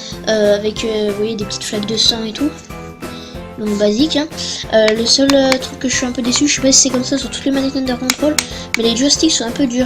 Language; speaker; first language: French; native; French